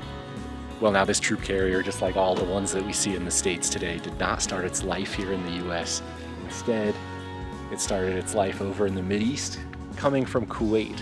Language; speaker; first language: English; native; English